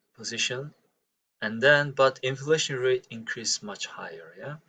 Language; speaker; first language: English; non-native, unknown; Mongolian